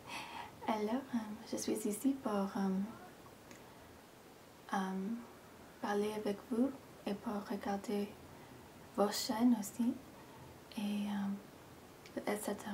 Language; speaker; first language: French; non-native, fluent; English